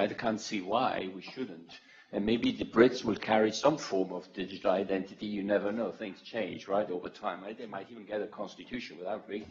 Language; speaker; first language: English; non-native, fluent; Italian